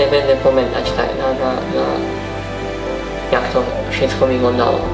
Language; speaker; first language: Polish; non-native, fluent; Serbian